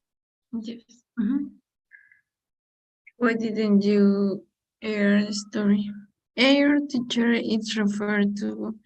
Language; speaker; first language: English; non-native, learner; Spanish